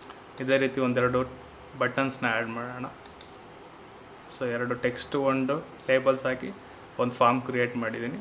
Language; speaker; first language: Kannada; native; Kannada